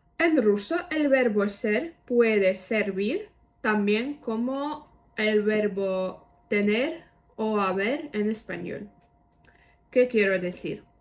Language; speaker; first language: Spanish; non-native, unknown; Russian